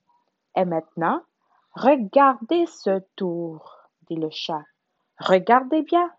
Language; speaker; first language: French; non-native, learner; Spanish